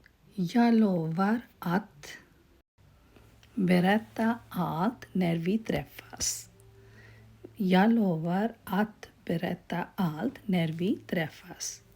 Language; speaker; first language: Swedish; non-native, learner; Urdu